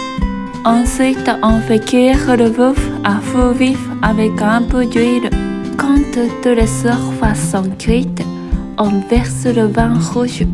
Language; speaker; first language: French; non-native, fluent; Japanese